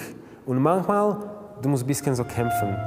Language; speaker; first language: German; non-native, fluent; Slovak